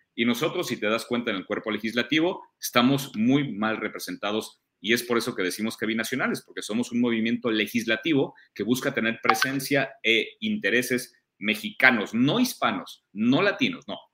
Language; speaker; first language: Spanish; early bilingual, heritage; German